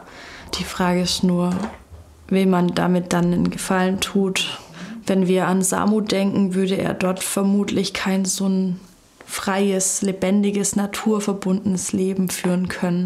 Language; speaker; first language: German; native; German